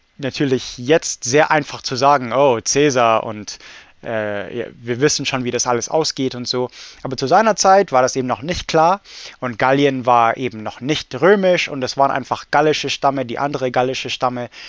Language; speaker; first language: German; non-native, fluent; English